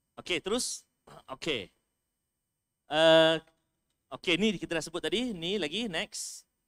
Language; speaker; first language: Malay; native; Malay